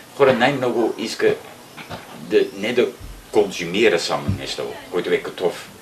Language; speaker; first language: Bulgarian; non-native, learner; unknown